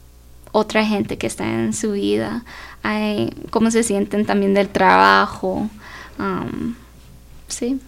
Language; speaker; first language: Spanish; early bilingual, heritage; Spanish